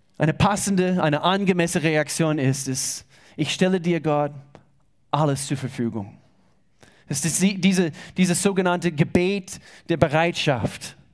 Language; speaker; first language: German; non-native, fluent; English